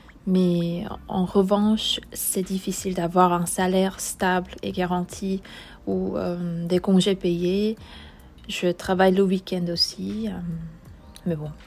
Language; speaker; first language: French; non-native, fluent; Korean